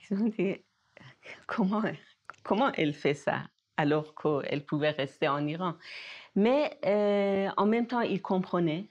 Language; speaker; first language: French; non-native, fluent; Persian